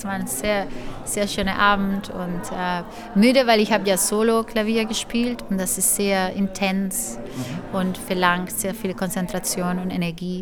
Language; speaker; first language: German; non-native, fluent; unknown